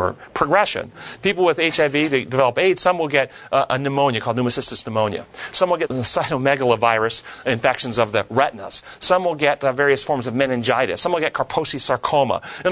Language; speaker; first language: English; native; English